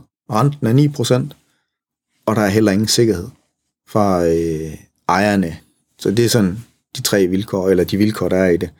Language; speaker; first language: Danish; native; Danish